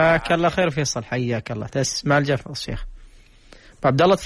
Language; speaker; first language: Arabic; native; Arabic